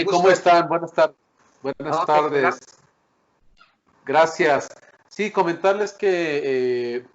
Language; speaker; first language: Spanish; native; Spanish